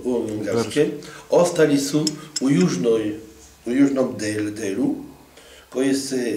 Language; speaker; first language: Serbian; non-native, fluent; French